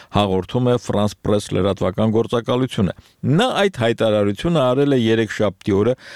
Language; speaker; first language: Armenian; native; Armenian